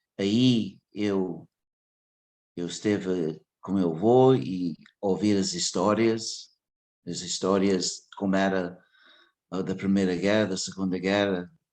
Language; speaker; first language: Portuguese; early bilingual, heritage; English